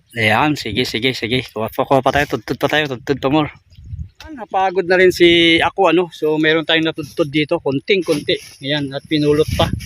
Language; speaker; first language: Filipino; native; Filipino